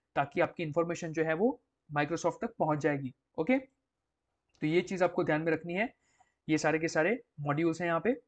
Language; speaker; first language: Hindi; non-native, local second language; Gujarati